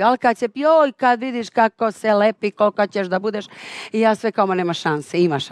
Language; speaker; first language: Bosnian; native; Bosnian